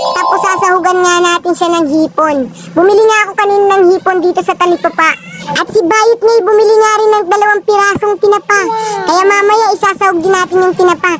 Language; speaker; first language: Filipino; non-native, local second language; Bikol